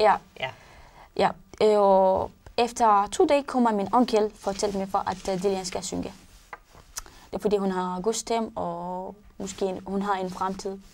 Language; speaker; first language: Danish; non-native, learner; Arabic